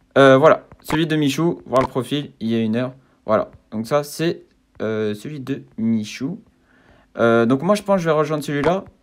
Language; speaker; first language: French; native; French